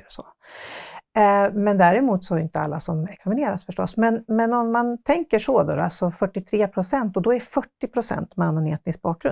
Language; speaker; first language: Swedish; native; Swedish